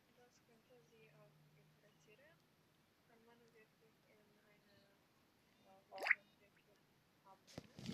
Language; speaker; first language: German; non-native, learner; Macedonian